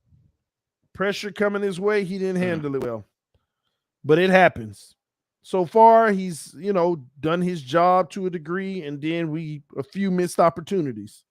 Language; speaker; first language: English; native; English